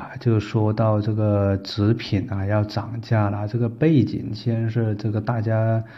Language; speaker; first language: Chinese; native; Chinese